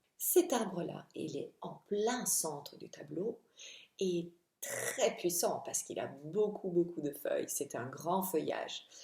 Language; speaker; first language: French; non-native, fluent; Italian